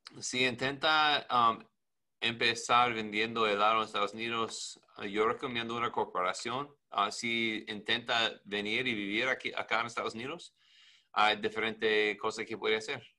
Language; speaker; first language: Spanish; non-native, learner; English